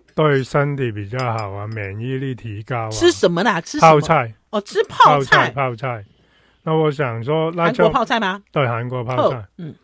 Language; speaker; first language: Chinese; non-native, local second language; Cantonese